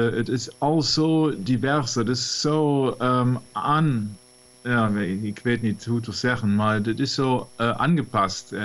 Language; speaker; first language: Dutch; non-native, fluent; German